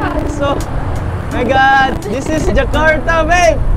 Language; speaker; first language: English; non-native, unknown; Indonesian